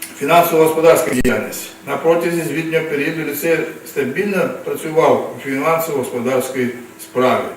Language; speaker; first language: Ukrainian; non-native, local second language; Russian